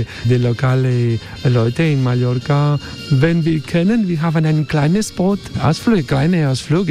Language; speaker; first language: German; non-native, learner; Spanish